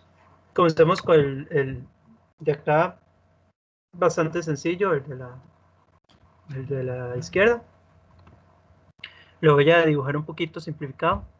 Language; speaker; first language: Spanish; native; Spanish